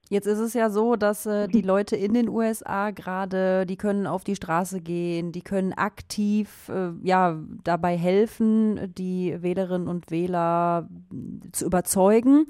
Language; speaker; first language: German; native; German